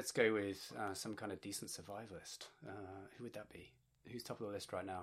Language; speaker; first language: English; native; English